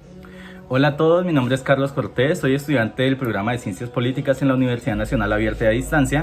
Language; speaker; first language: Spanish; native; Spanish